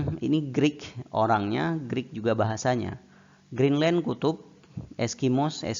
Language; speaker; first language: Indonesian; non-native, local second language; Achinese